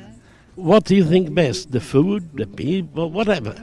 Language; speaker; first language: English; non-native, fluent; Portuguese